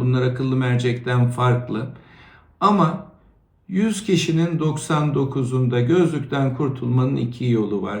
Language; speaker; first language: Turkish; native; Turkish